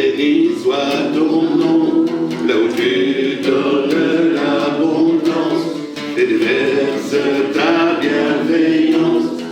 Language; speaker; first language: French; native; French